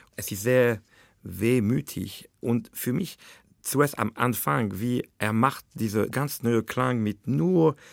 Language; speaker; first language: German; non-native, fluent; French